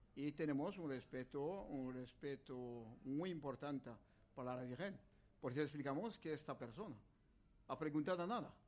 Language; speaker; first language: Spanish; non-native, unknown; French